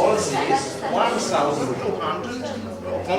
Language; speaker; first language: English; non-native, learner; Romanian